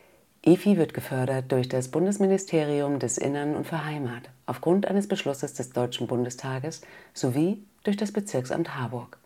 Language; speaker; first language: German; native; German